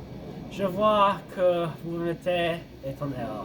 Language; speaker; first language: French; non-native, learner; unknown